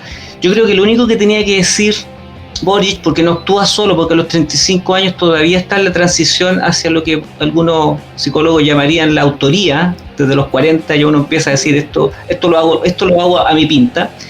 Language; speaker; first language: Spanish; native; Spanish